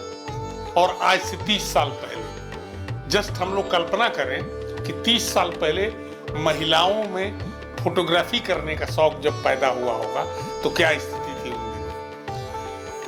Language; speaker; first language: Hindi; native; Hindi